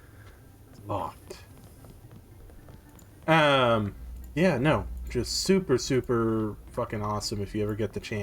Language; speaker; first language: English; native; English